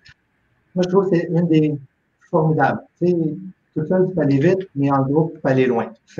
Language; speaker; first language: French; native; French